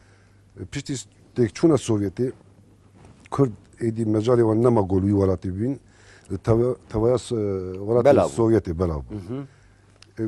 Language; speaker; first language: Kurdish; native; Kurdish